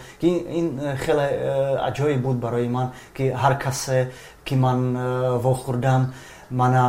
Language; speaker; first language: Persian; non-native, fluent; Czech